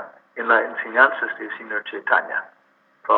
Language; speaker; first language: Spanish; non-native, learner; English